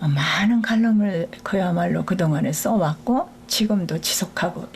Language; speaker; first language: Korean; native; Korean